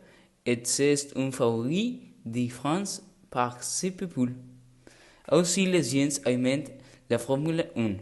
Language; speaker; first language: French; non-native, learner; Spanish